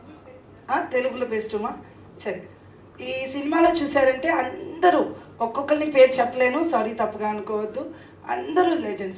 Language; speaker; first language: Telugu; non-native, local second language; Tamil